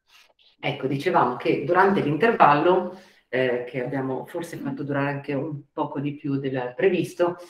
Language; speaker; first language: Italian; native; Italian